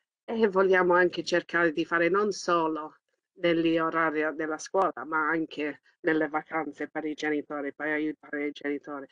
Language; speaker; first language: Italian; early bilingual, heritage; English